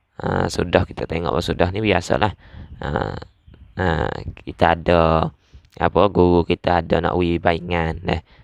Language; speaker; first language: Malay; native; Malay